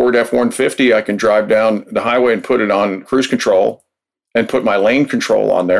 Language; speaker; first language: English; native; English